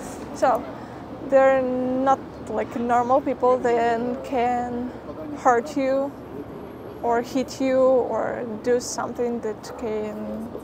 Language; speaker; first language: English; non-native, fluent; Ukrainian